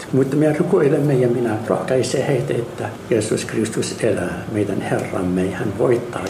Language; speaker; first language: Finnish; non-native, fluent; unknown